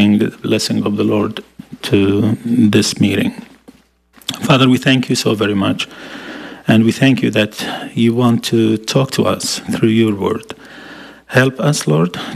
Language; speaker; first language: English; non-native, fluent; Aramaic